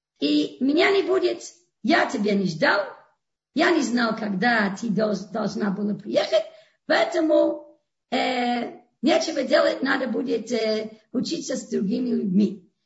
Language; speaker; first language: Russian; non-native, fluent; English